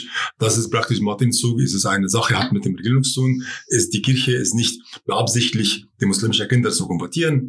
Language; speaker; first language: German; non-native, fluent; Arabic